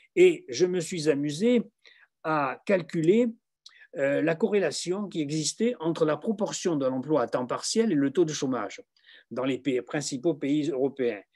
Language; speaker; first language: French; native; French